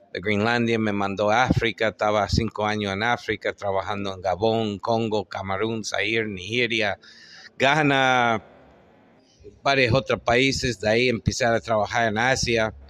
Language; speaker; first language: Spanish; non-native, fluent; English